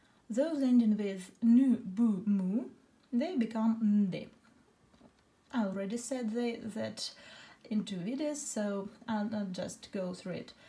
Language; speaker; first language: English; non-native, fluent; Russian